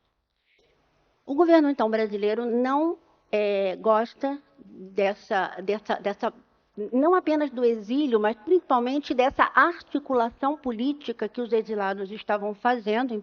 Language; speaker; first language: Portuguese; native; Portuguese